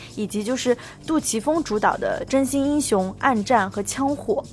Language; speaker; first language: Chinese; native; Chinese